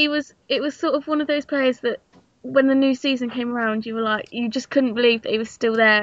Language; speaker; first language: English; native; English